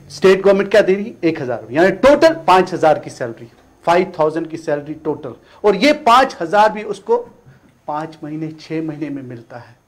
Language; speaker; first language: Hindi; non-native, local second language; Kashmiri